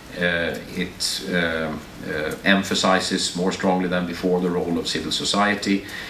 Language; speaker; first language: English; non-native, fluent; Swedish